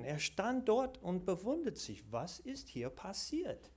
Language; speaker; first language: German; non-native, fluent; English